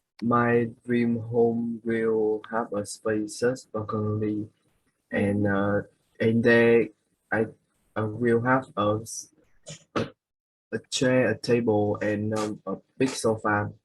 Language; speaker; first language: English; non-native, learner; Vietnamese